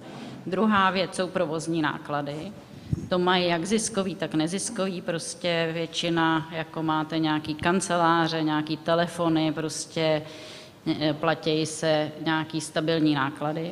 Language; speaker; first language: Czech; native; Czech